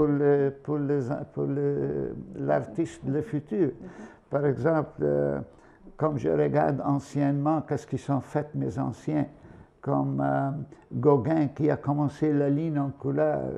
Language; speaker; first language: French; non-native, fluent; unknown